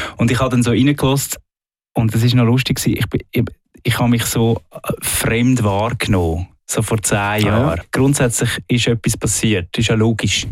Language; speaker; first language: German; native; German